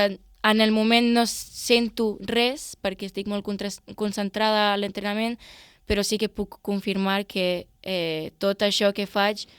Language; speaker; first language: Catalan; non-native, local second language; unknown